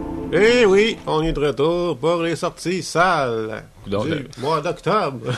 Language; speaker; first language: French; native; French